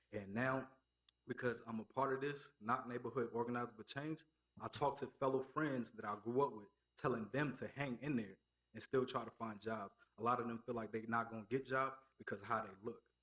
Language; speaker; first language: English; native; English